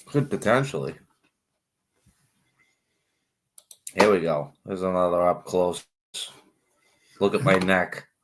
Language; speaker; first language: English; native; English